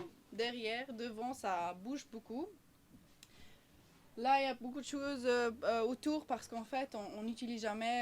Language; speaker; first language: French; non-native, fluent; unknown